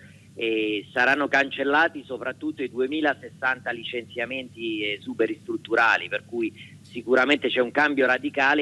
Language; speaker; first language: Italian; native; Italian